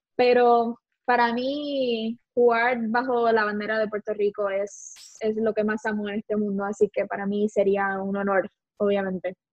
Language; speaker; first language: Spanish; native; Spanish